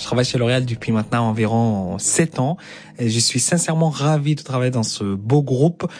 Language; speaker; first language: French; non-native, fluent; Arabic